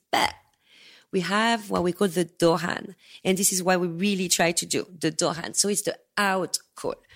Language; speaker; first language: English; non-native, fluent; French